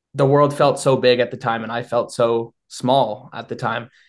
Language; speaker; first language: English; native; English